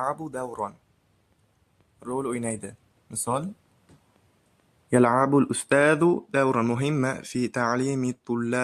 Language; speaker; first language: Arabic; non-native, learner; Uzbek